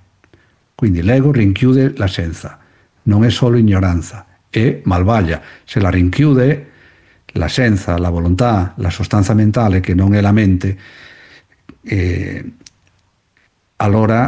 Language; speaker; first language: Italian; non-native, fluent; Spanish